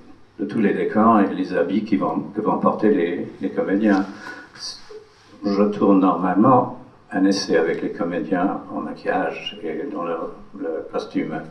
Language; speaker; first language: French; non-native, fluent; English